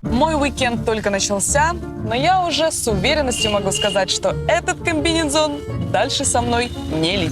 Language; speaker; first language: Russian; native; Russian